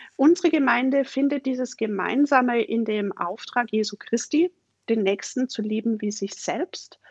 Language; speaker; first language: German; native; German